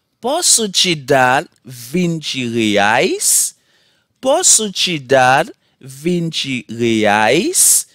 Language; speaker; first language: Portuguese; non-native, learner; Haitian Creole